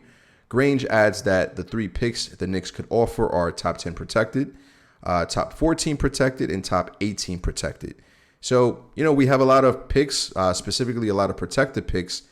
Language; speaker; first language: English; native; English